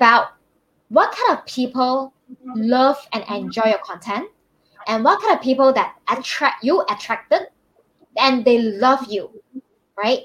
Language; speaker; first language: English; non-native, local second language; Chinese